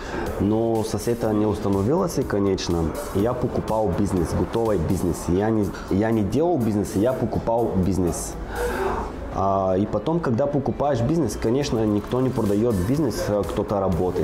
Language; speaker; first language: Russian; non-native, learner; Bulgarian